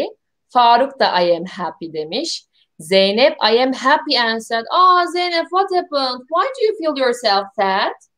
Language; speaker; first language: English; non-native, fluent; Turkish